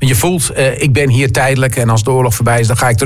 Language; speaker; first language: Dutch; native; Dutch